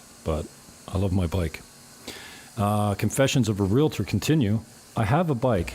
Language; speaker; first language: English; native; English